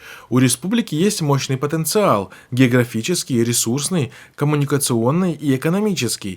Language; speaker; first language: Russian; native; Russian